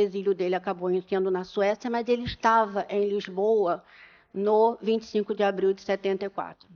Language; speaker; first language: Portuguese; native; Portuguese